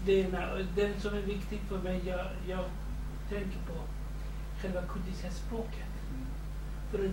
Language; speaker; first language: Swedish; non-native, fluent; Kurdish